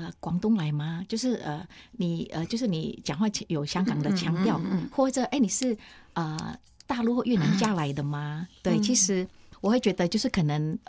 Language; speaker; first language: Chinese; early bilingual, heritage; Chinese